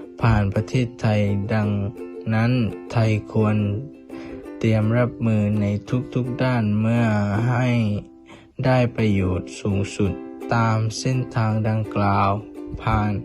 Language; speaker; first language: Thai; native; Thai